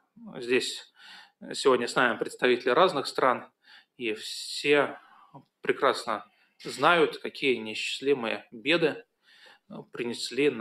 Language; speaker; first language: Russian; native; Russian